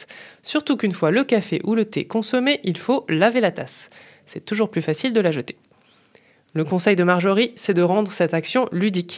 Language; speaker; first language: French; native; French